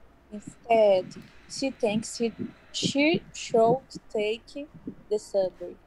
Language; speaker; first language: English; non-native, learner; Portuguese